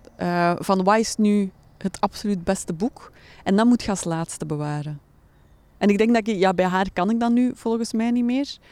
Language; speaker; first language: Dutch; native; Dutch